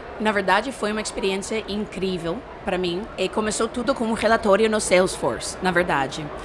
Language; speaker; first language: Portuguese; non-native, fluent; English